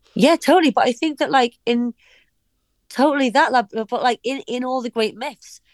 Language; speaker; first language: English; native; English